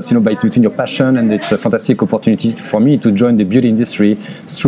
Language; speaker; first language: English; non-native, fluent; French